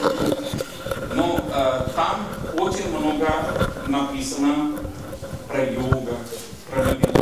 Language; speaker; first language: Russian; non-native, learner; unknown